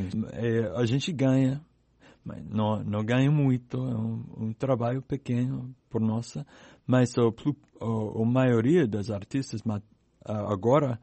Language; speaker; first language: Portuguese; non-native, learner; English